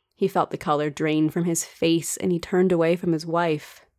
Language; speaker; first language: English; native; English